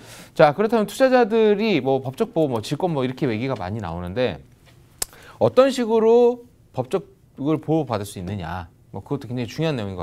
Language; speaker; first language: Korean; native; Korean